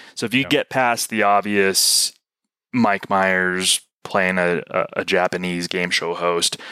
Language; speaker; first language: English; native; English